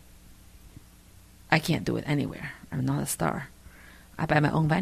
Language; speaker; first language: English; non-native, fluent; Chinese